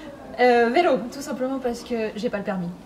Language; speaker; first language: French; native; French